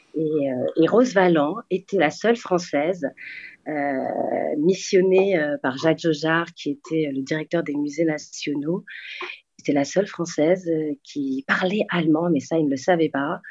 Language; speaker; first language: French; native; French